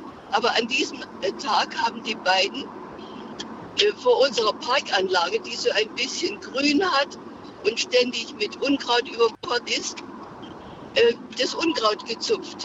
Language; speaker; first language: German; native; German